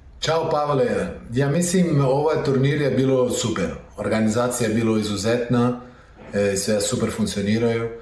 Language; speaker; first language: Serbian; non-native, learner; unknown